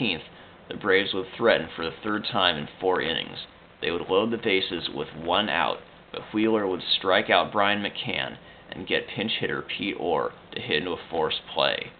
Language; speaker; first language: English; native; English